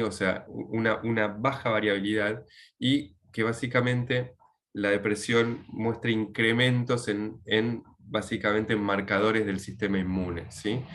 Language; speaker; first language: Spanish; native; Spanish